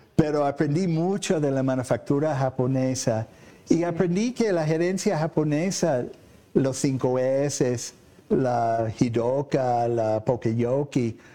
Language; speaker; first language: Spanish; non-native, fluent; English